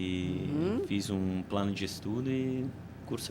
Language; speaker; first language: Portuguese; non-native, fluent; Italian